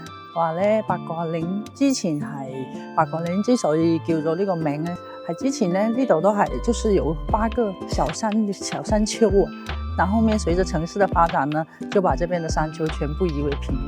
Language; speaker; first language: Chinese; non-native, local second language; Hakka Chinese